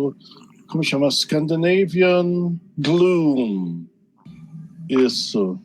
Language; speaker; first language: Portuguese; non-native, fluent; English